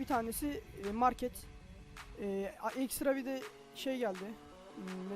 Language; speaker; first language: Turkish; native; Turkish